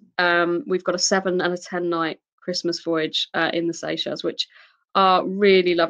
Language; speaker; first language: English; native; English